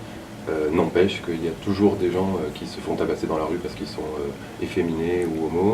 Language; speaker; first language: French; native; French